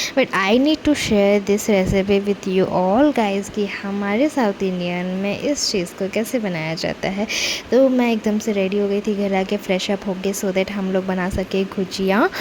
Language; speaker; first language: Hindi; non-native, local second language; Telugu